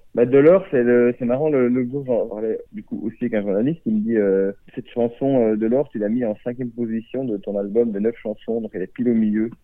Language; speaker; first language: French; native; French